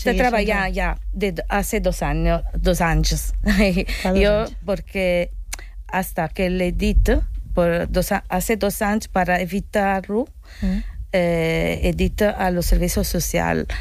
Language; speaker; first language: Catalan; non-native, learner; Italian